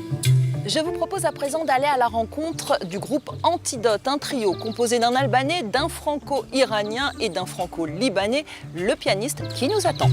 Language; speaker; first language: French; native; French